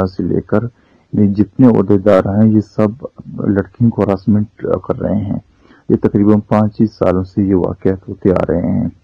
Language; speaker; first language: Urdu; non-native, local second language; Baluchi